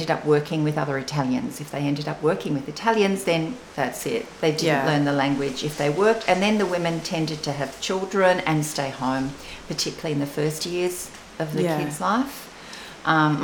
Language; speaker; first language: English; non-native, local second language; Venetian